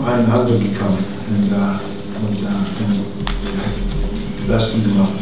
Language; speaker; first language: German; non-native, learner; English